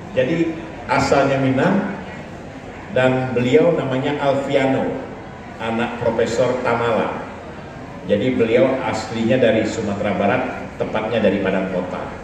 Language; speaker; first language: Indonesian; non-native, local second language; Minangkabau